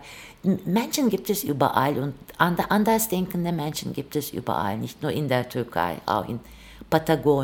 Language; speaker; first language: German; non-native, fluent; Turkish